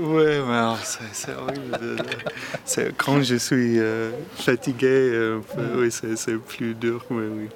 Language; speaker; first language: French; non-native, learner; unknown